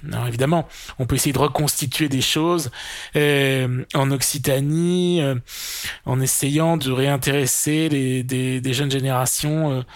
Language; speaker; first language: French; native; French